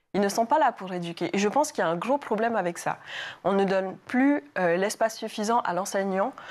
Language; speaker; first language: French; native; French